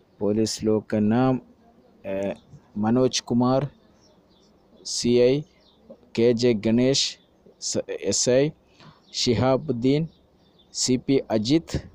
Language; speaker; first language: Hindi; non-native, local second language; Malayalam